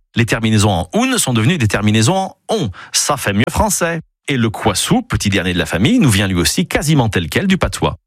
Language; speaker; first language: French; native; French